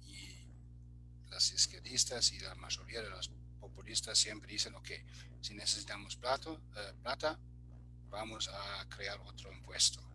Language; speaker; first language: Spanish; non-native, fluent; German